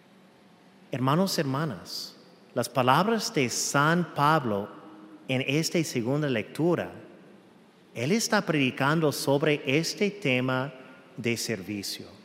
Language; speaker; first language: Spanish; non-native, fluent; English